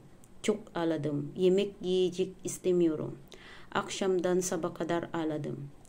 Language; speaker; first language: Turkish; non-native, learner; Filipino